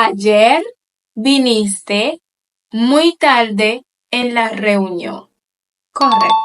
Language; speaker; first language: Spanish; non-native, fluent; Haitian Creole